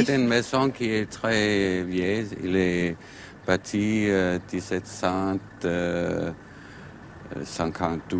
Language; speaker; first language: French; non-native, learner; Danish